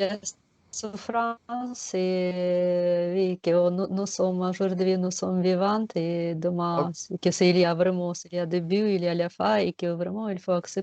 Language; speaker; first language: French; non-native, fluent; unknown